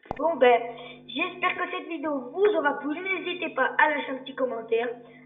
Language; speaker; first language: French; native; French